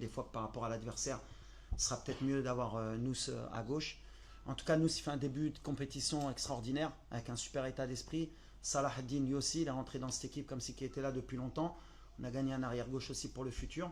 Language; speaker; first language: French; native; French